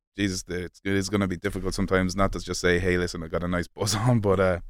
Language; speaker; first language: English; native; English